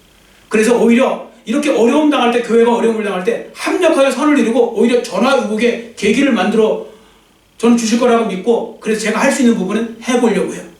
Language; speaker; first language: Korean; native; Korean